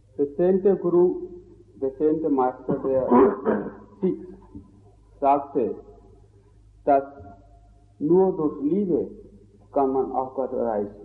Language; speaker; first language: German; non-native, fluent; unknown